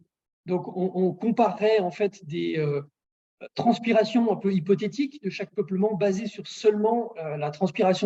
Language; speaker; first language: French; native; French